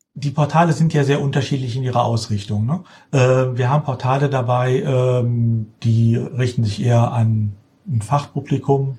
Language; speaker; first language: German; native; German